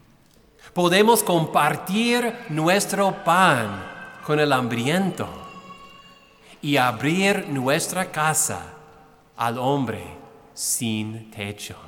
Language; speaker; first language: Spanish; non-native, fluent; English